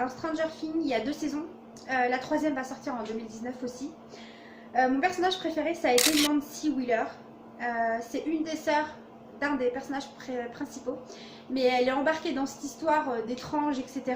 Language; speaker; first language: French; native; French